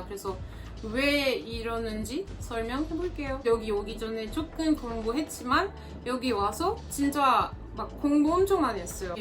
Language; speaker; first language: Korean; non-native, fluent; French